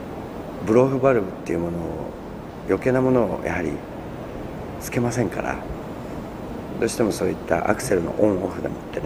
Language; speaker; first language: Japanese; native; Japanese